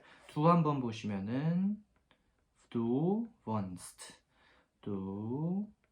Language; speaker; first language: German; non-native, fluent; Korean